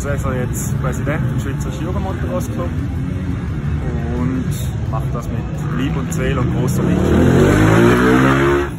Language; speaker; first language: German; native; German